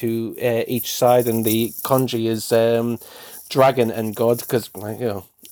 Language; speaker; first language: English; native; English